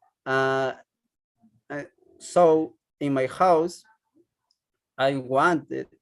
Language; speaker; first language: English; non-native, learner; Spanish